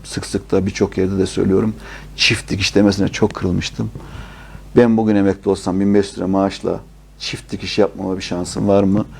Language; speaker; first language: Turkish; native; Turkish